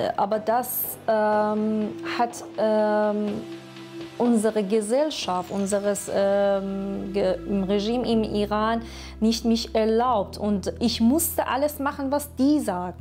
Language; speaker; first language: German; non-native, learner; Persian